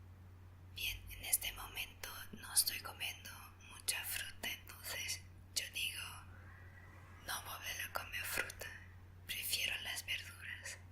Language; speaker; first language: Spanish; non-native, fluent; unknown